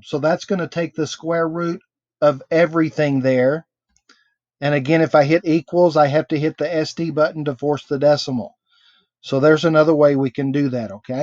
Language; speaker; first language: English; native; English